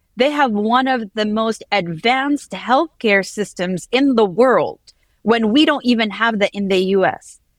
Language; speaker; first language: English; early bilingual, heritage; Arabic